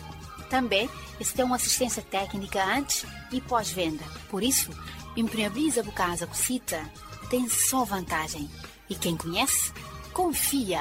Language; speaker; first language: Portuguese; non-native, local second language; Kabuverdianu